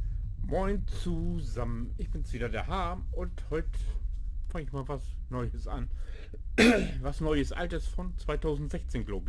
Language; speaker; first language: German; native; German